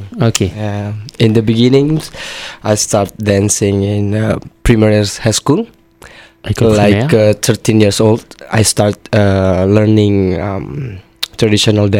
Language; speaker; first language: English; non-native, learner; Indonesian